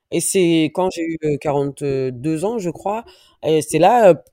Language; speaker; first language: French; native; French